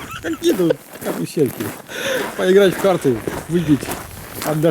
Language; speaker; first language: Russian; native; Russian